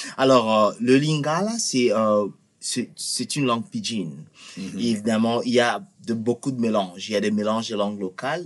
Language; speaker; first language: French; non-native, local second language; Lingala